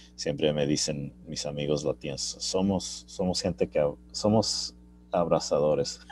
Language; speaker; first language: Spanish; early bilingual, heritage; Spanish